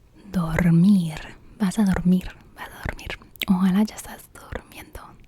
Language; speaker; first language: Spanish; early bilingual, heritage; Spanish